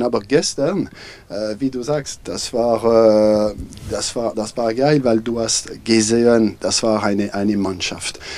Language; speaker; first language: German; non-native, fluent; French